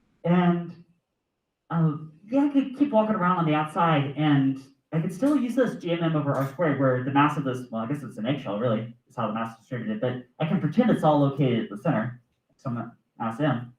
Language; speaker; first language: English; native; English